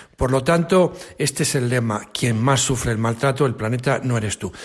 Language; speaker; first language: Spanish; native; Spanish